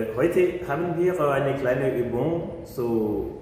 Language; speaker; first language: German; non-native, fluent; Bambara